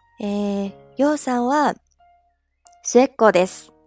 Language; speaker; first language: Japanese; non-native, fluent; Chinese